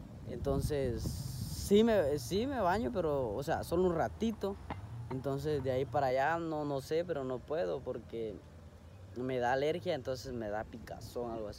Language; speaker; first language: Spanish; native; Spanish